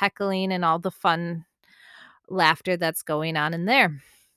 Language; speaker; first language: English; native; English